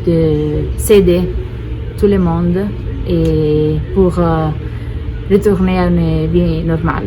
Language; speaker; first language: French; non-native, fluent; Italian